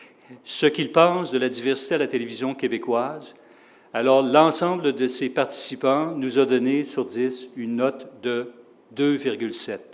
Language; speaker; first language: French; native; French